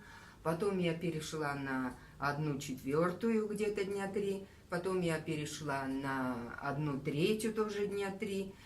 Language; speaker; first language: Russian; native; Russian